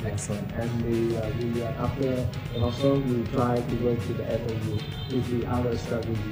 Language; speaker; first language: English; non-native, learner; Vietnamese